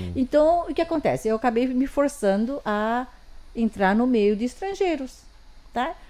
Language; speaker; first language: Portuguese; early bilingual, other home language; Chinese